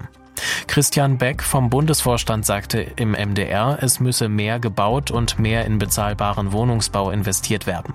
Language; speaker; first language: German; native; German